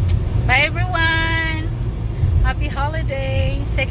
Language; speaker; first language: English; non-native, local second language; Filipino